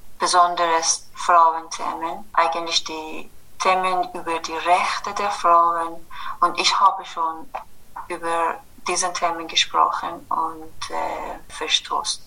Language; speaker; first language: German; non-native, fluent; Kurdish